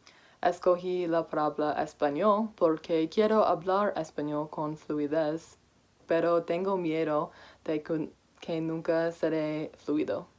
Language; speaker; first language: Spanish; non-native, learner; English